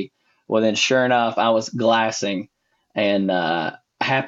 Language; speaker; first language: English; native; English